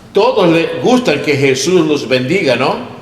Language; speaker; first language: Spanish; non-native, learner; English